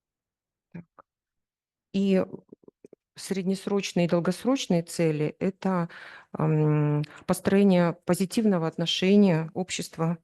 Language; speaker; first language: Russian; native; Russian